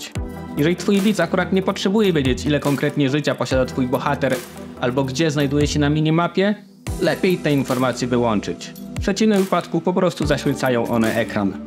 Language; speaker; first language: Polish; native; Polish